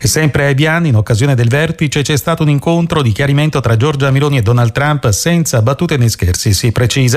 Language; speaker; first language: Italian; native; Italian